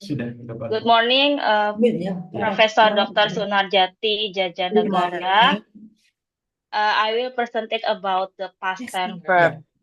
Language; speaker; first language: English; non-native, learner; Indonesian